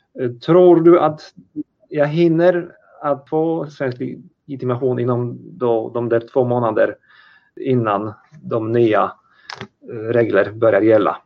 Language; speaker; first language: Swedish; non-native, fluent; Polish